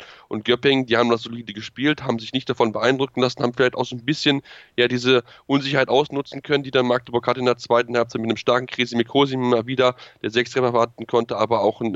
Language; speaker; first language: German; native; German